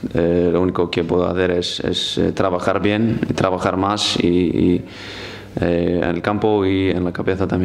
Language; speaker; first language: Spanish; non-native, fluent; Icelandic